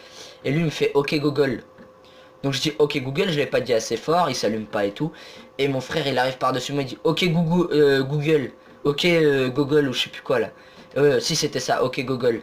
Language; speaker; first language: French; native; French